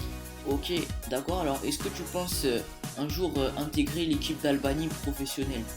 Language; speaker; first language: French; native; French